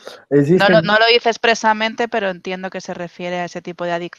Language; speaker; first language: Spanish; native; Spanish